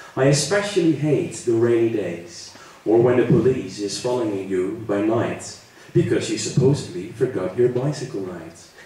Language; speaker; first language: English; non-native, fluent; Dutch